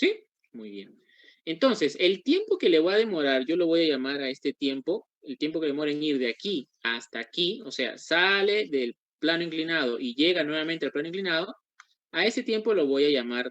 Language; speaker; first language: Spanish; native; Spanish